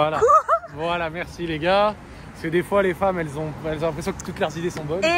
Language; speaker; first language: French; native; French